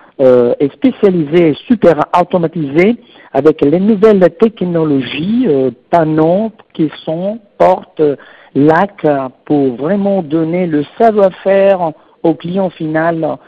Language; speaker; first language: French; non-native, fluent; Italian